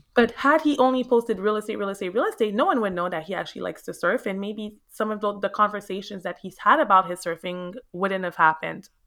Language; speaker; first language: English; native; English